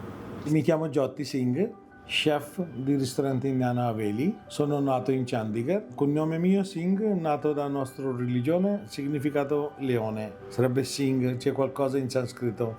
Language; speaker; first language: Italian; non-native, fluent; Punjabi